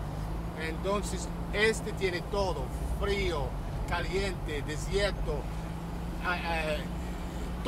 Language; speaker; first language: Spanish; early bilingual, heritage; Spanish